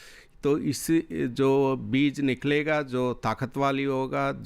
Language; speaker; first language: Hindi; non-native, local second language; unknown